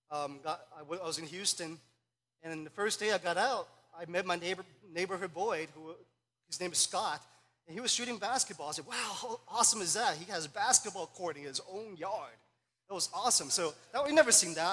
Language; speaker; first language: English; early bilingual, other home language; Chinese